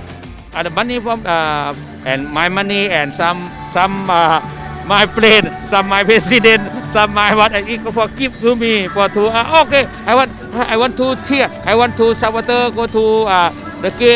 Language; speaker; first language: English; non-native, learner; Thai